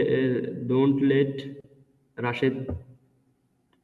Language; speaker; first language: English; non-native, learner; Bangla